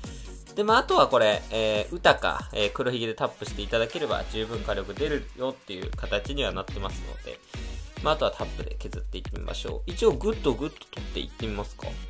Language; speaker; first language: Japanese; native; Japanese